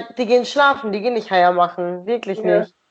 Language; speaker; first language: German; native; German